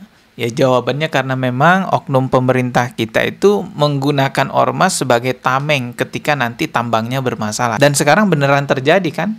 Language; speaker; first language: Indonesian; native; Indonesian